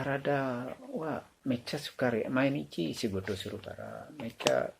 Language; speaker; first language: Japanese; non-native, learner; Indonesian